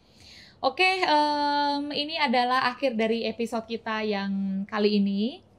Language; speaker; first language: Indonesian; native; Indonesian